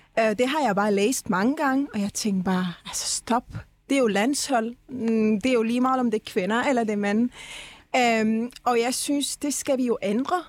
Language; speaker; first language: Danish; early bilingual, other home language; Persian